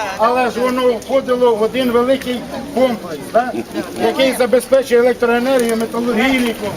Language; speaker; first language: Ukrainian; native; Ukrainian